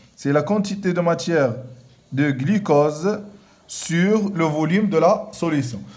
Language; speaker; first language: French; non-native, local second language; Arabic